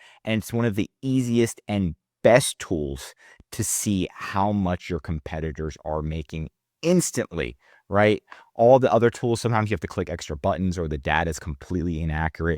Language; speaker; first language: English; native; English